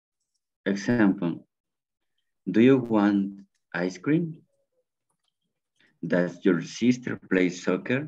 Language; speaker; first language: English; non-native, learner; Spanish